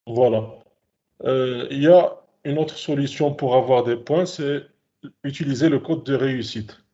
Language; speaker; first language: French; non-native, local second language; Arabic